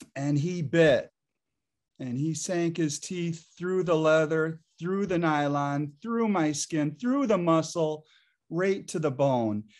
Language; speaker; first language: English; native; English